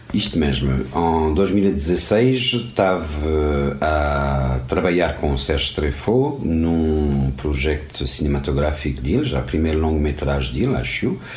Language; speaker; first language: Portuguese; non-native, fluent; French